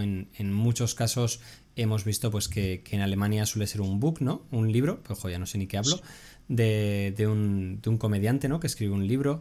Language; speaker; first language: Spanish; native; Spanish